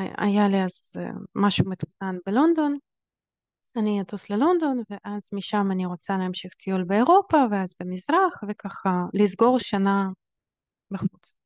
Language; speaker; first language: Hebrew; early bilingual, other home language; Russian